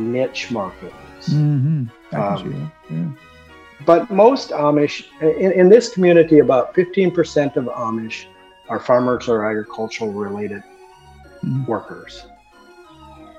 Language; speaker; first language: English; early bilingual, other home language; German